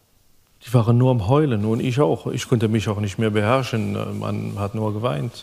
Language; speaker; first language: German; non-native, fluent; Arabic